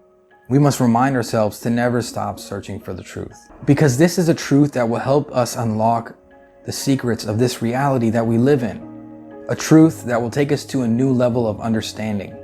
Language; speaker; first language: English; native; English